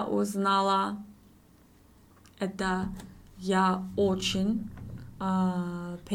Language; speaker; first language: Russian; non-native, learner; English